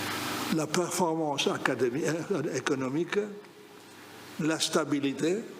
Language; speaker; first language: French; non-native, fluent; Greek